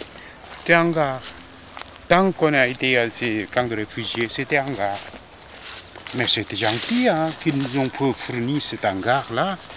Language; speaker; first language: French; non-native, fluent; Korean